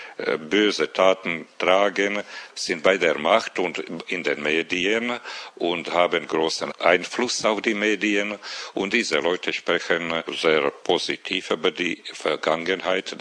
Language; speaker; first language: German; non-native, fluent; Slovak